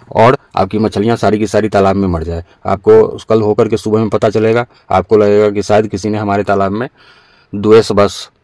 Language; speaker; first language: Hindi; native; Hindi